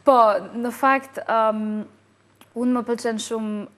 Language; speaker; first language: Albanian; non-native, learner; English